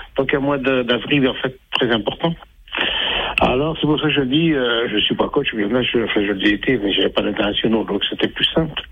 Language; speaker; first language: French; native; French